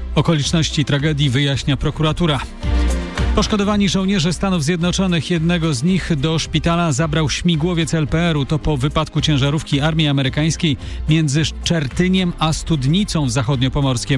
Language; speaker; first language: Polish; native; Polish